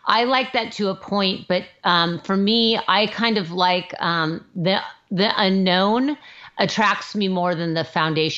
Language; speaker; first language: English; native; English